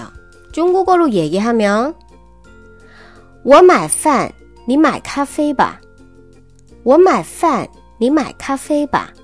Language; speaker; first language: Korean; non-native, fluent; Chinese